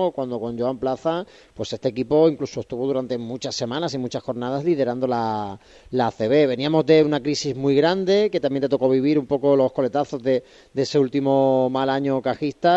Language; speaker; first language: Spanish; native; Spanish